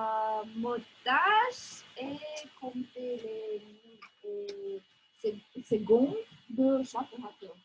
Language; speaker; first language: French; non-native, fluent; Russian